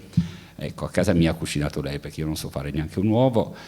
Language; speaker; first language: Italian; native; Italian